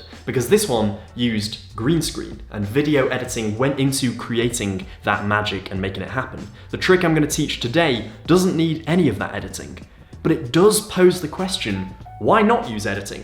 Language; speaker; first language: English; native; English